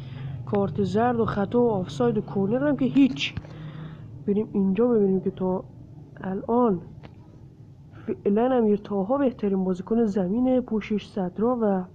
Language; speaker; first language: Persian; native; Persian